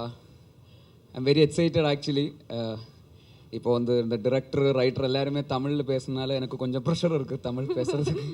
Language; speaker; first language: Tamil; non-native, learner; Malayalam